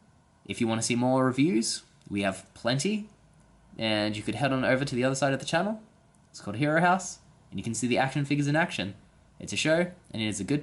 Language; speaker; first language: English; native; English